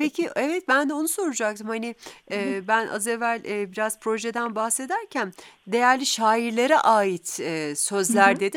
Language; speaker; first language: Turkish; native; Turkish